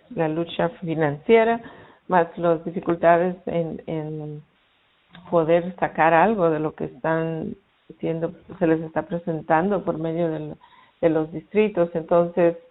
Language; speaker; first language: Spanish; native; Spanish